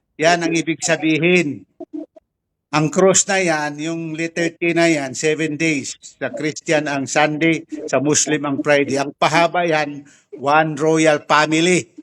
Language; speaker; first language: Filipino; non-native, local second language; Tausug